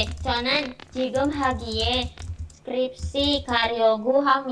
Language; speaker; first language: Korean; non-native, learner; Indonesian